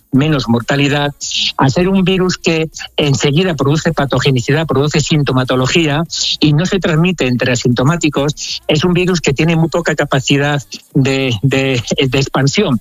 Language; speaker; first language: Spanish; native; Spanish